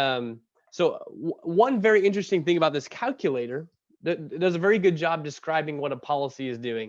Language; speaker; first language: English; native; English